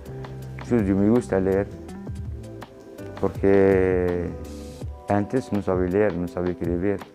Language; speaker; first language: Spanish; non-native, learner; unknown